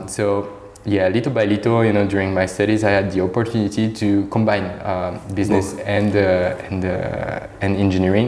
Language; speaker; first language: English; non-native, fluent; French